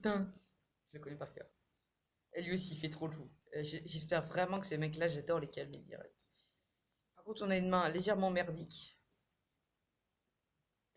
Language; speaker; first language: French; native; French